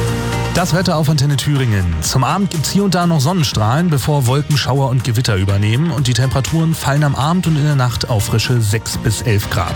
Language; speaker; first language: German; native; German